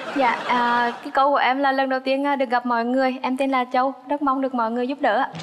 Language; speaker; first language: Vietnamese; native; Vietnamese